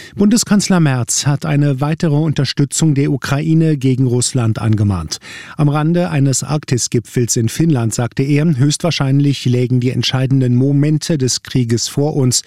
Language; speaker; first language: German; native; German